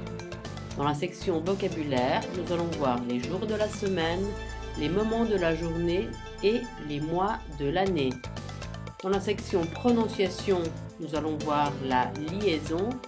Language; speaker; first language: French; non-native, fluent; Italian